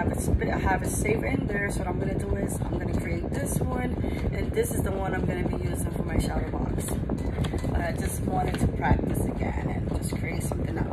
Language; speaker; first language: English; early bilingual, other home language; Spanish